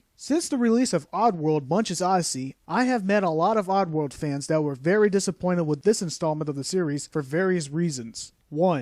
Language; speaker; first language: English; non-native, fluent; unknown